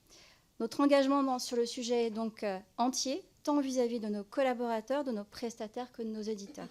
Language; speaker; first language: French; native; French